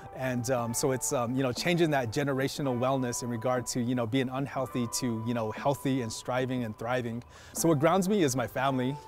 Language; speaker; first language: English; native; English